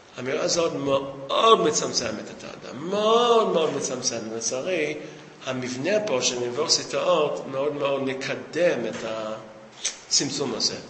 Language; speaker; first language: Hebrew; non-native, fluent; English